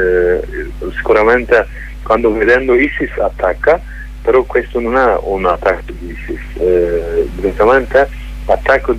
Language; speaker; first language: Italian; non-native, learner; Kurdish